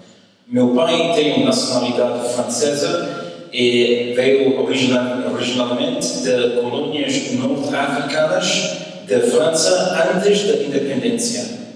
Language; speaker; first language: Portuguese; early bilingual, heritage; English